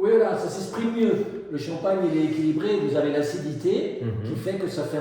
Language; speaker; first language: French; native; French